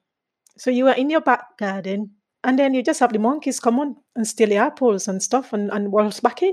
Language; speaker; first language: English; non-native, local second language; Krio